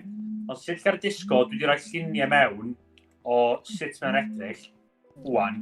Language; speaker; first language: Welsh; native; Welsh